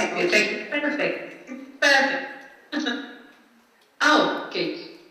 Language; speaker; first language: English; non-native, learner; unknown